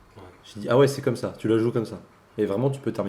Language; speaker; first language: French; native; French